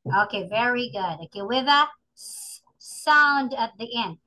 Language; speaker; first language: English; non-native, fluent; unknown